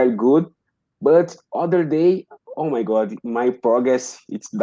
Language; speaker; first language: English; non-native, learner; Portuguese